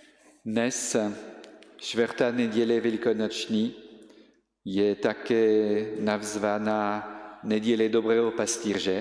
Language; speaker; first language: Czech; non-native, fluent; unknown